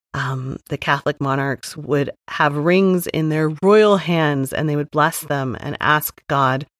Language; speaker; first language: English; native; English